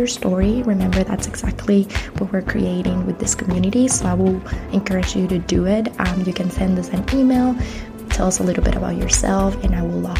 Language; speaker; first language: English; non-native, fluent; Spanish